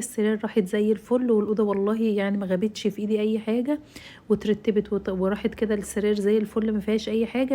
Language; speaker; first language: Arabic; native; Arabic